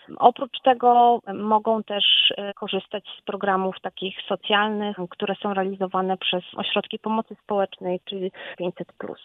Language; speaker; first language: Polish; native; Polish